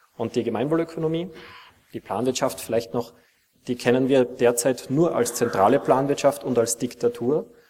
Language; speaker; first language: German; native; German